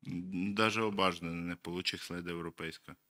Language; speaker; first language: Bulgarian; non-native, learner; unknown